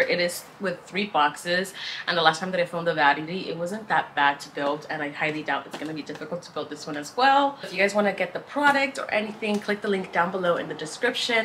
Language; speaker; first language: English; early bilingual, other home language; Spanish